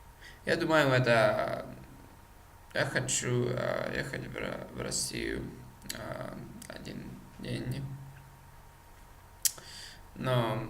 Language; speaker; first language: Russian; non-native, learner; Czech